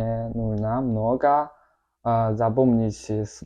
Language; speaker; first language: Russian; non-native, learner; Chinese